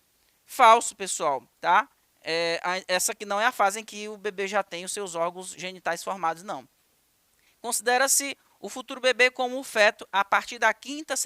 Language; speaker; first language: Portuguese; native; Portuguese